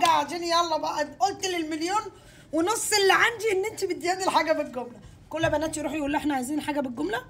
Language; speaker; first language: Arabic; native; Arabic